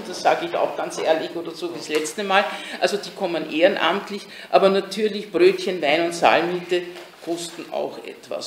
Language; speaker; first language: German; native; German